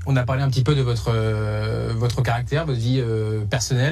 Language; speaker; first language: French; native; French